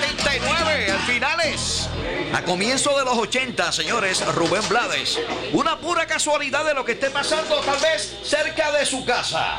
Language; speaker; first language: Spanish; native; Spanish